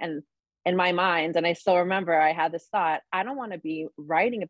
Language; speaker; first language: English; native; English